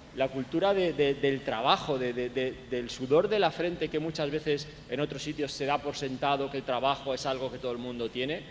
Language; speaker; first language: Spanish; native; Spanish